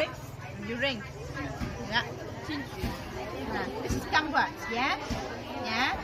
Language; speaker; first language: English; non-native, learner; Vietnamese